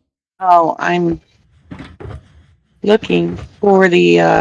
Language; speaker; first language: English; native; English